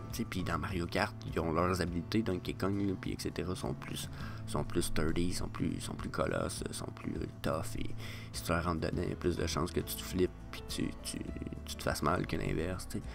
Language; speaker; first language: French; native; French